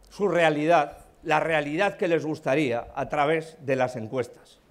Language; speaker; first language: Spanish; native; Spanish